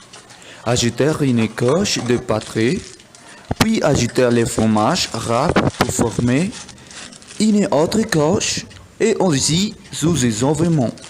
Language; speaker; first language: French; non-native, learner; Spanish